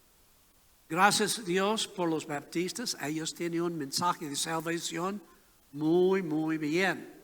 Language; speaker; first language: Spanish; non-native, learner; English